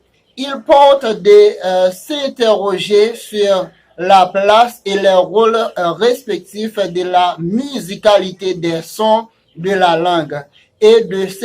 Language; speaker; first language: French; non-native, fluent; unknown